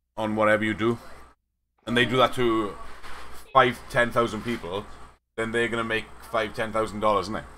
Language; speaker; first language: English; native; English